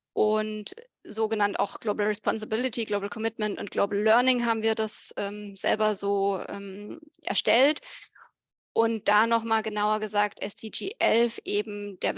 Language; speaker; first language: German; native; German